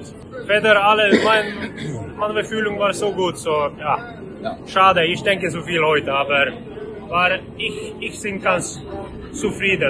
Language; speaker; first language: German; non-native, learner; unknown